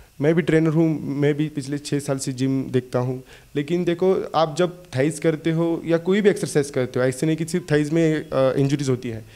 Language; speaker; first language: Hindi; non-native, local second language; Marathi